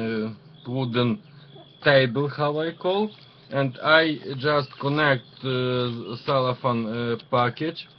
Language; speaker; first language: English; non-native, learner; Ukrainian